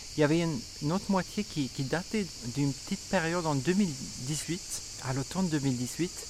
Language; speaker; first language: French; non-native, fluent; Swedish